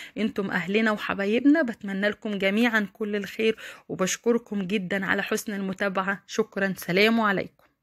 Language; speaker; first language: Arabic; native; Arabic